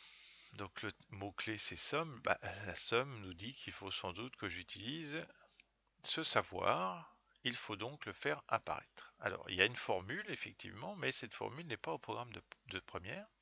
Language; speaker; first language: French; native; French